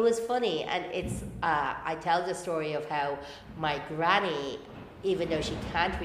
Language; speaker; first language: English; native; English